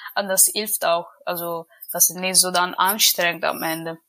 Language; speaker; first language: German; non-native, learner; Italian